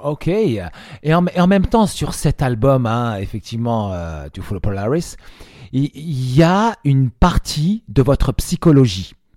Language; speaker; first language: French; native; French